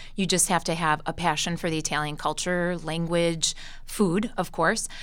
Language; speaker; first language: English; early bilingual, other home language; Italian